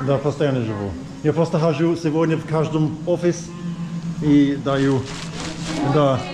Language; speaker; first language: Russian; non-native, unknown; English